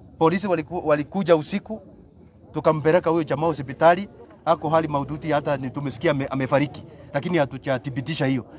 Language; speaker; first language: Swahili; non-native, local second language; Gusii